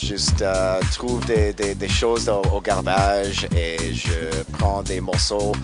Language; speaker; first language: French; non-native, learner; English